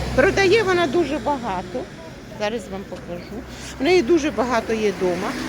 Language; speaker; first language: Ukrainian; native; Ukrainian